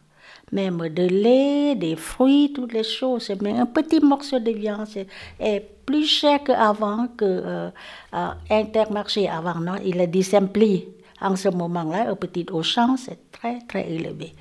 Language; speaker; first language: French; non-native, learner; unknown